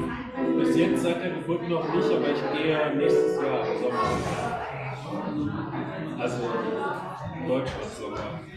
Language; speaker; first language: German; early bilingual, other home language; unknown